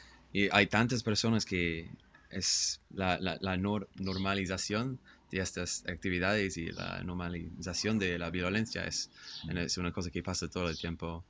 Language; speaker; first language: Spanish; non-native, fluent; English